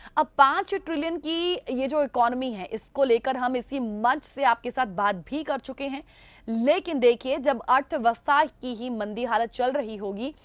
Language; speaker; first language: Hindi; native; Hindi